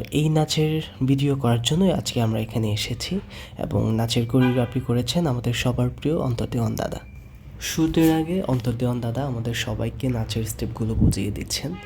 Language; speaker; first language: Bangla; non-native, local second language; Chakma